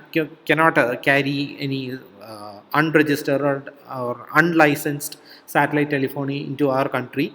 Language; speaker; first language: English; non-native, local second language; Malayalam